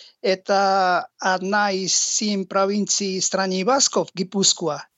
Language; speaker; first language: Russian; non-native, learner; Basque